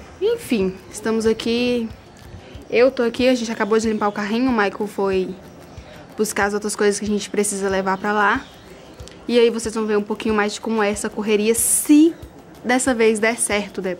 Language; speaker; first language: Portuguese; native; Portuguese